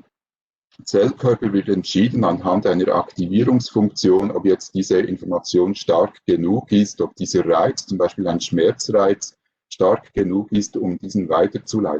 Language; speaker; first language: German; native; German